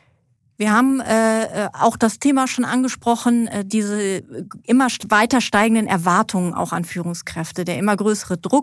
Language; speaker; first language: German; native; German